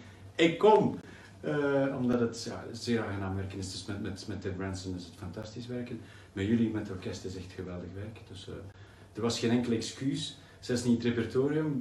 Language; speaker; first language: Dutch; native; Dutch